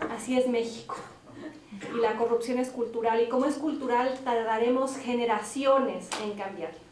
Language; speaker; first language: Spanish; native; Spanish